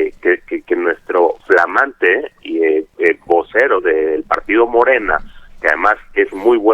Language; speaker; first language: Spanish; native; Spanish